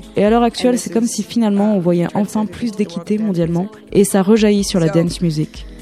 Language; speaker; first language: French; non-native, fluent; English